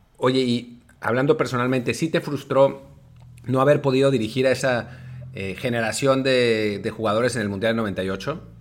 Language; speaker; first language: Spanish; native; Spanish